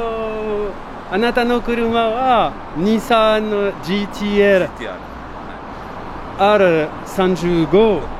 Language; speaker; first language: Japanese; non-native, learner; French